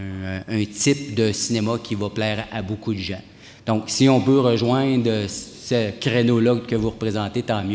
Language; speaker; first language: French; native; French